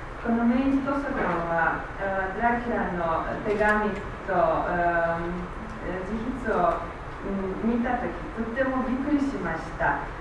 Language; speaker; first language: Japanese; non-native, learner; Romanian